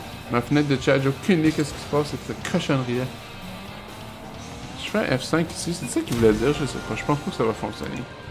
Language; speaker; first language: French; native; French